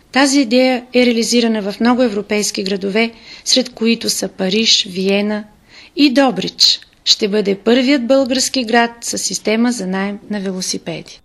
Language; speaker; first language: Bulgarian; native; Bulgarian